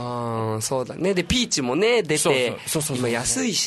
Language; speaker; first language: Japanese; native; Japanese